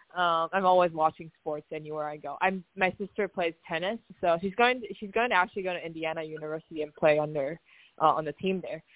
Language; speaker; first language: English; non-native, fluent; Chinese